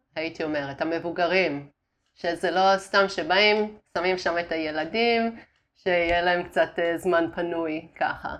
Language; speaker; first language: Hebrew; non-native, fluent; Italian